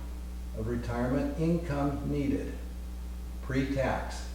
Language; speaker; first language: English; native; English